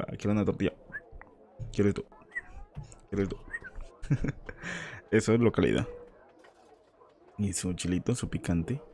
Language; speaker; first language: Spanish; native; Spanish